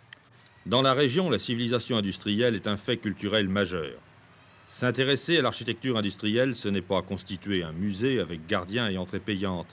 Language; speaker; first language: French; native; French